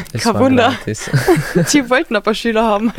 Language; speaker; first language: German; native; German